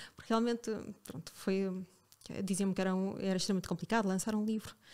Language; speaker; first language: Portuguese; native; Portuguese